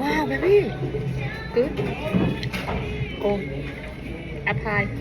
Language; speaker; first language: English; non-native, learner; Thai